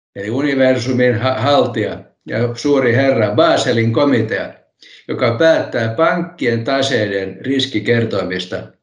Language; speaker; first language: Finnish; non-native, local second language; Swedish